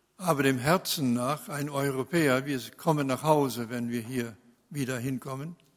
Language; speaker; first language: German; early bilingual, heritage; German